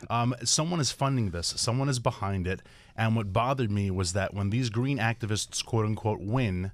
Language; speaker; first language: English; native; English